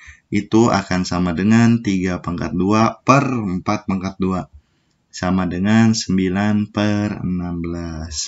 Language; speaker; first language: Indonesian; native; Indonesian